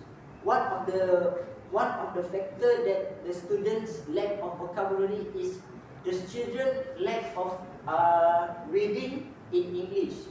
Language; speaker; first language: English; non-native, local second language; Malay